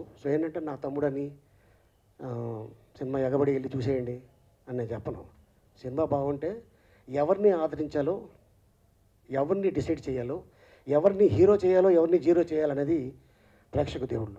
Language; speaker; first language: Telugu; native; Telugu